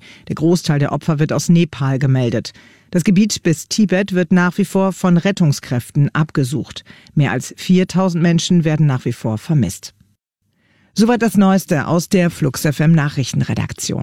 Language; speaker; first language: German; native; German